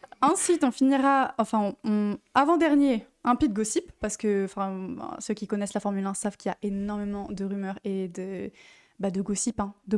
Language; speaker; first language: French; native; French